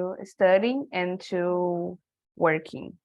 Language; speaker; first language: English; non-native, learner; Portuguese